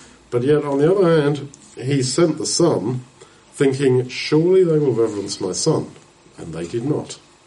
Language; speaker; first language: English; native; English